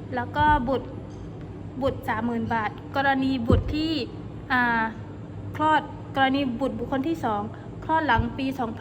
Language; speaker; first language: Thai; non-native, local second language; Pattani Malay